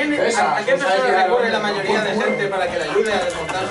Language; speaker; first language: Spanish; native; Spanish